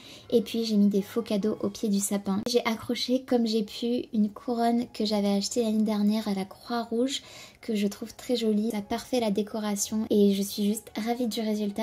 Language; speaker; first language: French; native; French